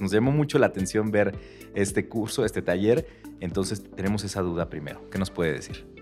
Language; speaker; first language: Spanish; native; Spanish